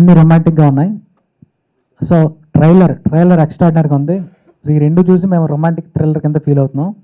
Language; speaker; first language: Telugu; native; Telugu